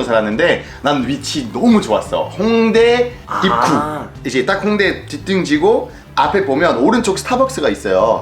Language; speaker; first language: Korean; non-native, fluent; French